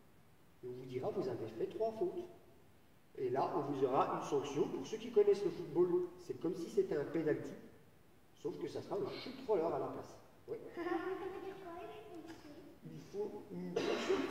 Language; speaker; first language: French; native; French